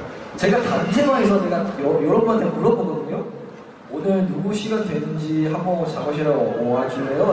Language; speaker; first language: Korean; non-native, fluent; Chinese